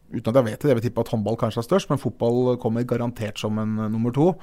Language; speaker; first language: Norwegian; native; Norwegian